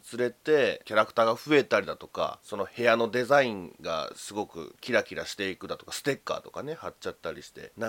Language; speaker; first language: Japanese; native; Japanese